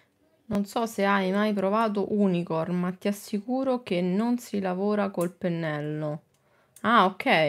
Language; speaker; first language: Italian; native; Italian